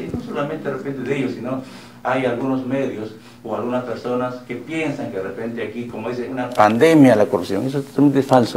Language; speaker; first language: Spanish; native; Spanish